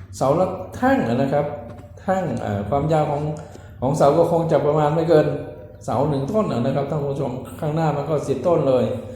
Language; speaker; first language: Thai; native; Thai